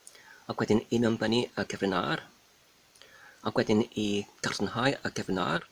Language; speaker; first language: Welsh; non-native, learner; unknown